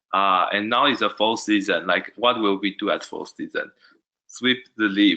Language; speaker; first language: English; non-native, learner; Chinese